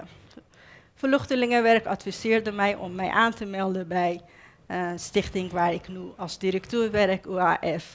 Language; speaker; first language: Dutch; non-native, fluent; Persian